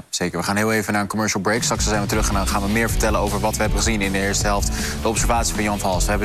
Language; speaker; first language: Dutch; native; Dutch